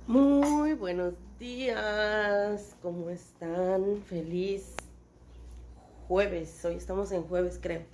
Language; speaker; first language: Spanish; native; Spanish